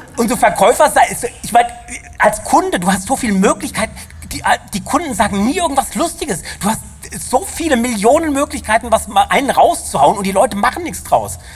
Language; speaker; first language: German; native; German